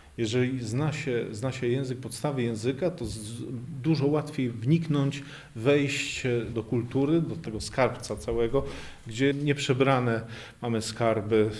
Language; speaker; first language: Polish; non-native, local second language; Kashubian